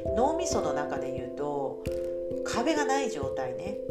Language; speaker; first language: Japanese; early bilingual, other home language; Chinese